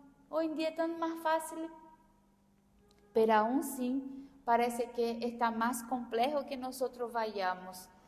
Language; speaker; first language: Spanish; non-native, fluent; Portuguese